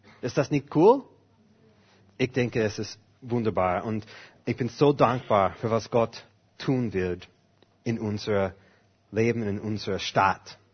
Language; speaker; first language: German; non-native, fluent; English